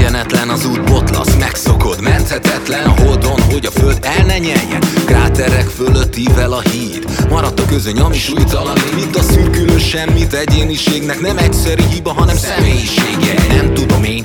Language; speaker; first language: Hungarian; native; Hungarian